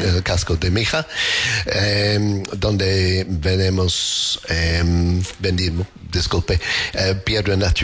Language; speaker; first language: Spanish; non-native, learner; English